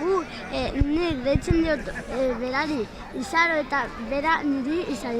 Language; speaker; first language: Basque; non-native, local second language; Spanish